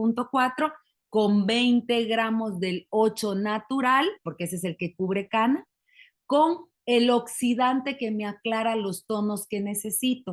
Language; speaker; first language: Spanish; native; Spanish